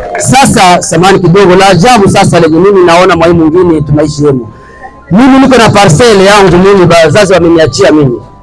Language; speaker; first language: Swahili; native; Swahili